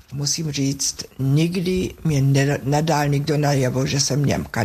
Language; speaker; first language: Czech; non-native, fluent; German